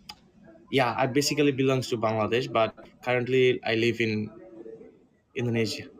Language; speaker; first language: English; non-native, learner; Bangla